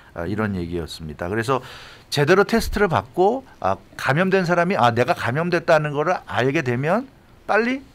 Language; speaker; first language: Korean; native; Korean